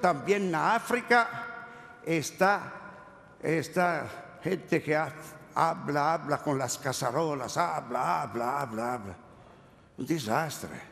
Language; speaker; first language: Spanish; non-native, learner; Italian